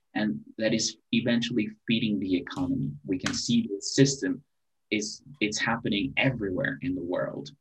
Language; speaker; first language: English; non-native, fluent; Spanish